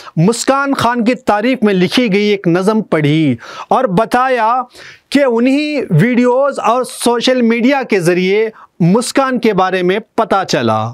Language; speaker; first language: Urdu; native; Urdu